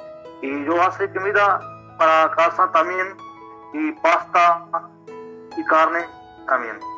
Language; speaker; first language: Spanish; non-native, learner; Punjabi